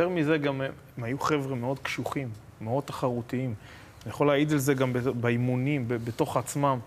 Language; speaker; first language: Hebrew; native; Hebrew